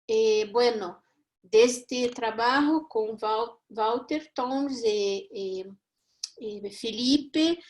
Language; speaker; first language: Spanish; non-native, fluent; Portuguese